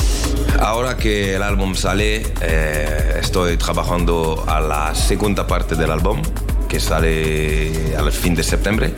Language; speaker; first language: Spanish; non-native, learner; French